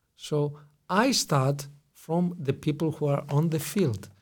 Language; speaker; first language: English; non-native, fluent; Greek